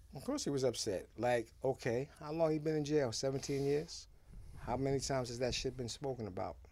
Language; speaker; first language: English; early bilingual, other home language; Haitian Creole